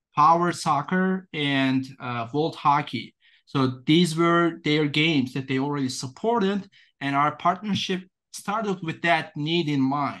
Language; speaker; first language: English; non-native, fluent; Turkish